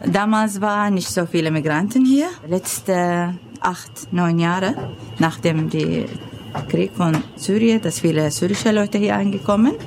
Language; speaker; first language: German; non-native, learner; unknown